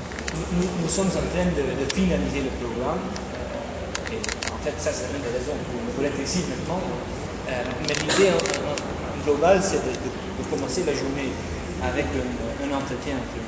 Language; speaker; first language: French; non-native, fluent; Dutch